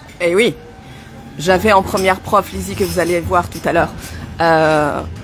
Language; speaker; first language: French; native; French